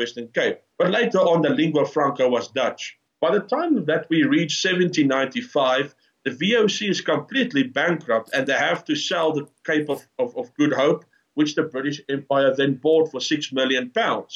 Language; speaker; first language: English; non-native, local second language; Afrikaans